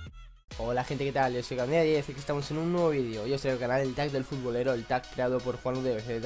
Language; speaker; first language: Spanish; native; Spanish